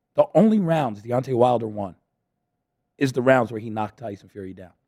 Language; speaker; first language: English; early bilingual, other home language; Spanish